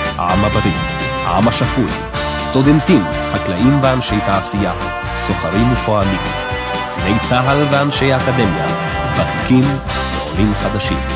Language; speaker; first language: Hebrew; native; Hebrew